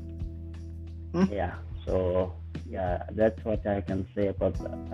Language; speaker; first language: English; non-native, local second language; Zulu